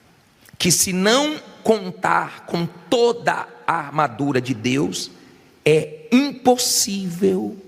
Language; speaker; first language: Portuguese; native; Portuguese